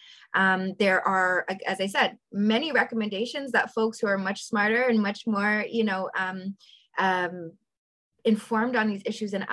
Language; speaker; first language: English; native; English